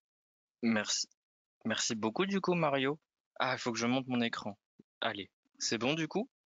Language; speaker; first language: French; native; French